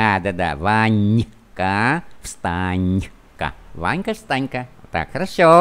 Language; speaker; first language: Russian; non-native, fluent; Vietnamese